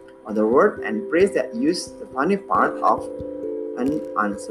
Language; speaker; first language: English; non-native, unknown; Indonesian